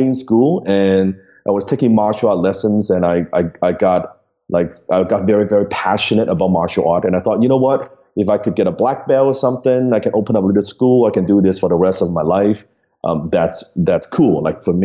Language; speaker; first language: English; non-native, local second language; Cantonese